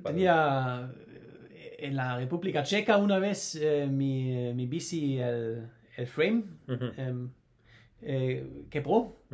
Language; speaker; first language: Spanish; non-native, learner; German